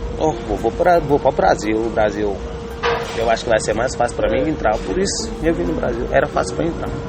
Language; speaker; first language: Portuguese; non-native, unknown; Wolof